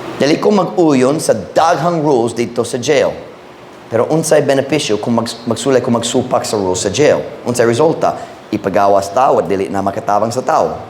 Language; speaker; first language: Cebuano; non-native, fluent; English